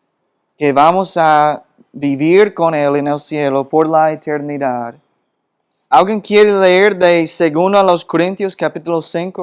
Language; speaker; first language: Spanish; non-native, fluent; English